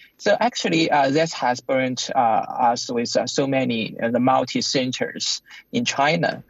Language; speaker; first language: English; non-native, fluent; Chinese